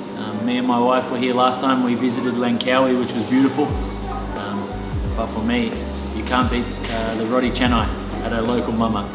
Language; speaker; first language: English; native; English